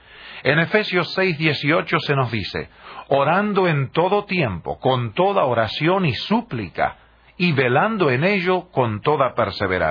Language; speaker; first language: Spanish; native; Spanish